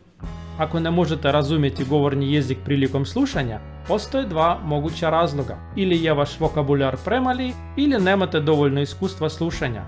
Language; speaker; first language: Croatian; non-native, learner; Russian